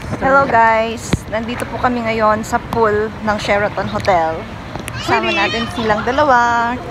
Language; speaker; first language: Filipino; native; Filipino